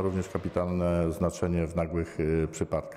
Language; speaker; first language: Polish; native; Polish